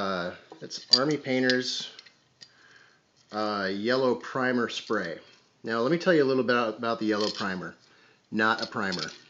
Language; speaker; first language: English; native; English